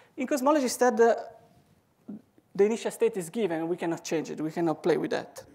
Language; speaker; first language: English; non-native, fluent; Italian